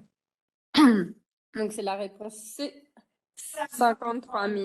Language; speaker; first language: French; native; French